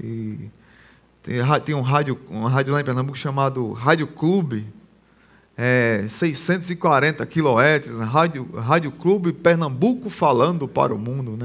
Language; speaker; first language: Portuguese; native; Portuguese